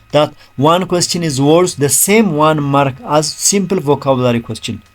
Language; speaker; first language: English; non-native, local second language; Amharic